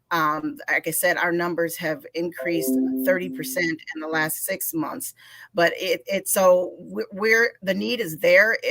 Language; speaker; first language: English; native; English